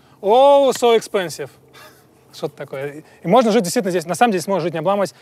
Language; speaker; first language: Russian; native; Russian